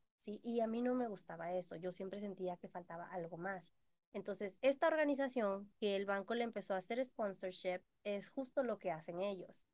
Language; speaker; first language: Spanish; native; Spanish